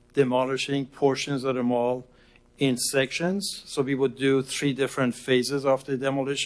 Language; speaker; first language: English; non-native, fluent; Persian